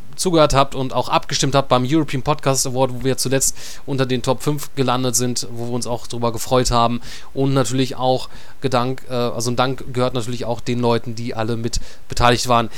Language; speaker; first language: German; native; German